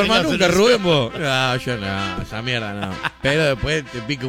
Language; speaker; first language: Spanish; native; Spanish